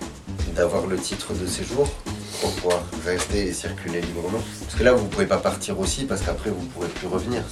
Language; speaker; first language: French; native; French